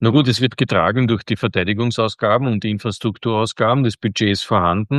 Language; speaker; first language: German; native; German